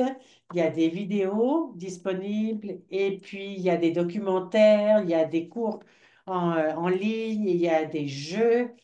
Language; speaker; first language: French; non-native, fluent; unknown